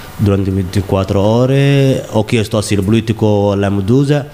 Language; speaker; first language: Italian; non-native, learner; Somali